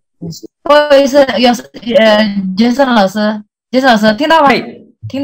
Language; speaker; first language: Chinese; early bilingual, heritage; Indonesian